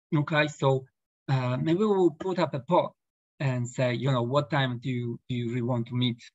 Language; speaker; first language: English; non-native, fluent; Polish